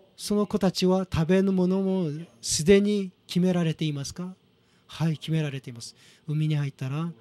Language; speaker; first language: Japanese; non-native, fluent; Korean